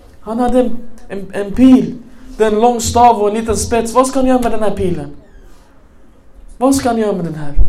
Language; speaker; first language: Swedish; early bilingual, other home language; Arabic